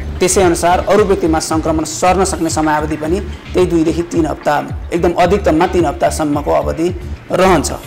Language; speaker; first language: Nepali; native; Nepali